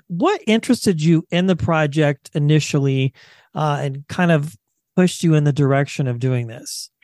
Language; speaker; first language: English; native; English